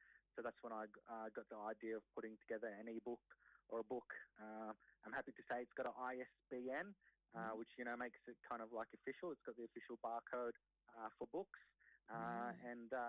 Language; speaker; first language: English; native; English